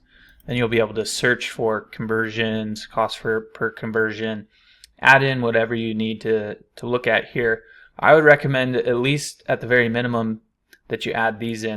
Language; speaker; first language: English; native; English